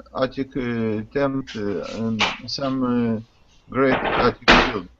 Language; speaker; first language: English; non-native, learner; Russian